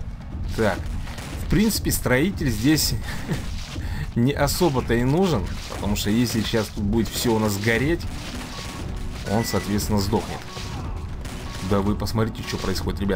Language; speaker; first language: Russian; native; Russian